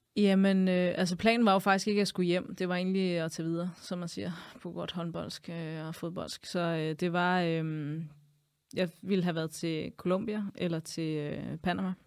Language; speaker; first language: Danish; native; Danish